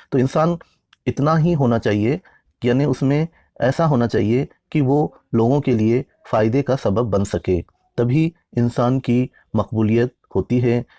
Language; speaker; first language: Hindi; native; Hindi